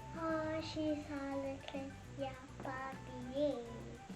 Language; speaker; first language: Turkish; early bilingual, heritage; Turkish